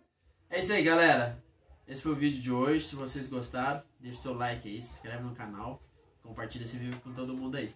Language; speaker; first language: Portuguese; native; Portuguese